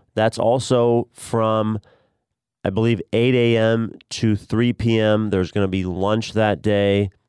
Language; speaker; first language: English; native; English